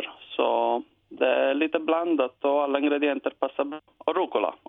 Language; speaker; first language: Swedish; non-native, learner; Italian